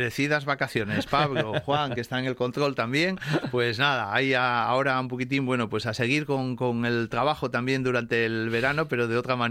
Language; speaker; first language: Spanish; native; Spanish